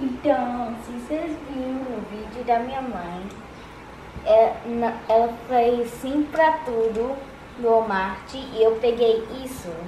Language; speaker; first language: Portuguese; early bilingual, heritage; Portuguese